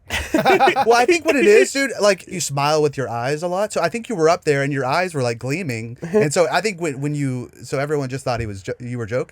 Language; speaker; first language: English; native; English